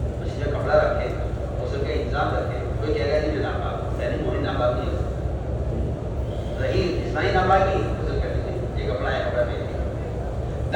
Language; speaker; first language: Urdu; native; Urdu